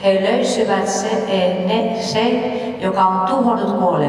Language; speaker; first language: Finnish; non-native, fluent; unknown